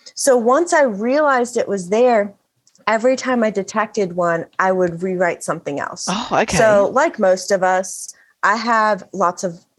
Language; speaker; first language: English; native; English